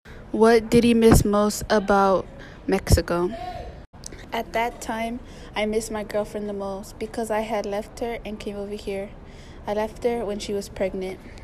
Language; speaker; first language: English; early bilingual, other home language; Spanish